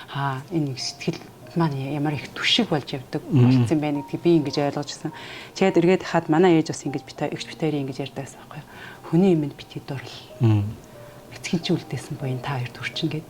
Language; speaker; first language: Mongolian; native; Mongolian